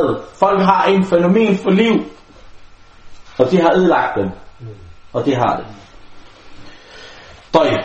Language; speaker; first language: Danish; non-native, local second language; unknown